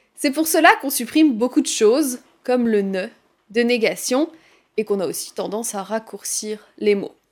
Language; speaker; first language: French; native; French